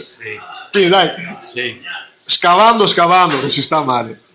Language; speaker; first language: Italian; native; Italian